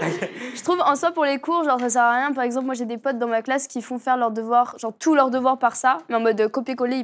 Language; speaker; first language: French; native; French